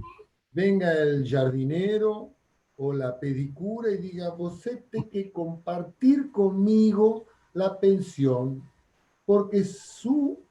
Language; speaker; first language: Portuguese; non-native, learner; Spanish